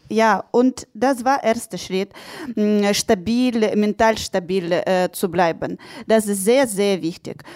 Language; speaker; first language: German; non-native, learner; Ukrainian